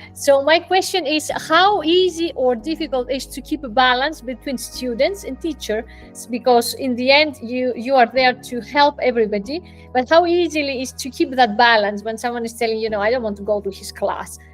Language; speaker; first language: English; non-native, fluent; Greek